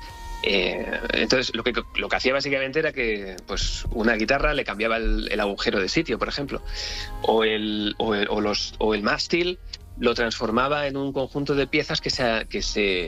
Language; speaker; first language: Spanish; native; Spanish